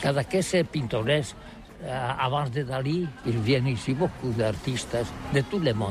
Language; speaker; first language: French; non-native, learner; Catalan